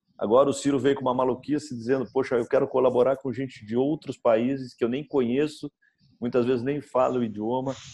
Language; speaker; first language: Portuguese; native; Portuguese